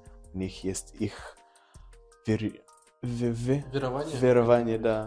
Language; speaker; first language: Russian; non-native, learner; Nyanja